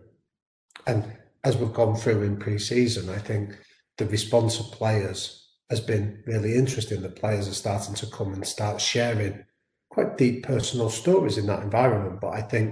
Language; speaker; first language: English; native; English